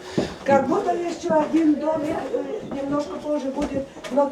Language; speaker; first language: Russian; non-native, learner; Latvian